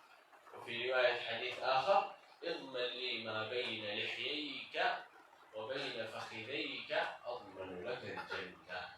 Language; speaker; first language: Arabic; native; Arabic